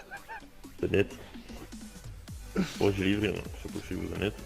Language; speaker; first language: French; native; French